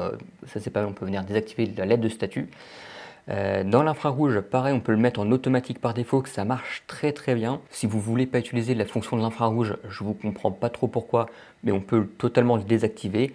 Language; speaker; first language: French; native; French